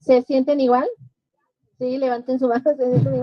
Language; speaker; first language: Spanish; native; Spanish